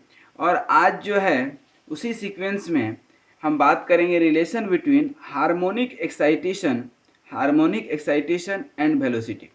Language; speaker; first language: Hindi; native; Hindi